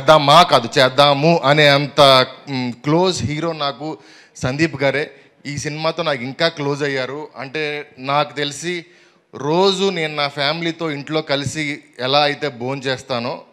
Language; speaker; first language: Telugu; native; Telugu